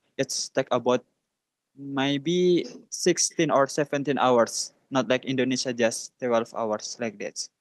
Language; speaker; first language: English; non-native, learner; Indonesian